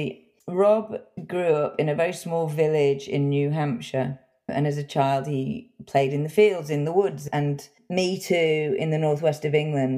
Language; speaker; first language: English; native; English